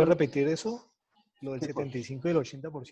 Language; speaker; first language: Spanish; native; Spanish